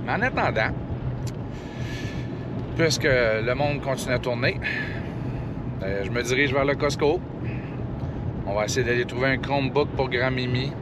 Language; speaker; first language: French; native; French